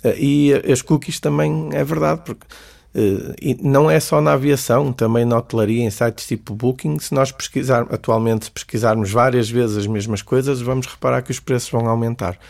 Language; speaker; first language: Portuguese; native; Portuguese